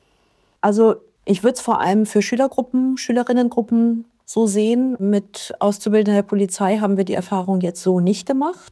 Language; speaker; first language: German; native; German